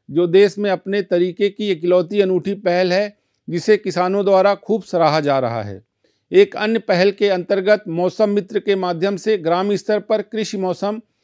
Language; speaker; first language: Hindi; native; Hindi